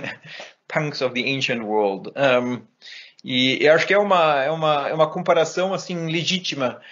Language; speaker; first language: Portuguese; native; Portuguese